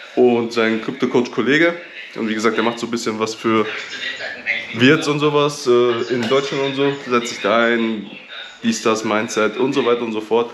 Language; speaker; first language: German; native; German